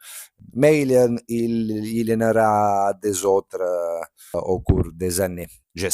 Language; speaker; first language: French; non-native, fluent; Italian